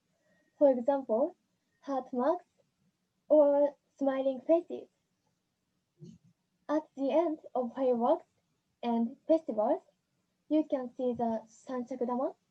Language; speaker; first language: English; non-native, learner; Japanese